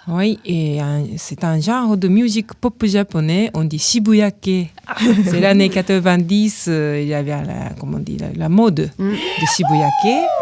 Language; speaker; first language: French; non-native, fluent; Japanese